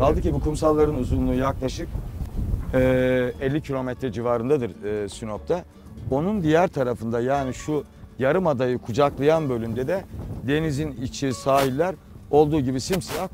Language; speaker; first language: Turkish; native; Turkish